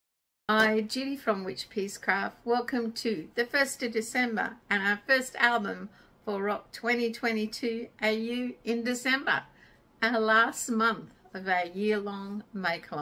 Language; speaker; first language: English; native; English